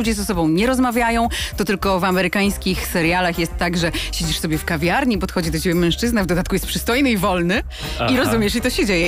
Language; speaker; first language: Polish; native; Polish